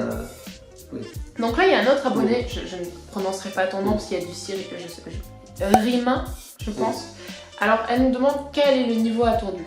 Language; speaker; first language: French; early bilingual, other home language; English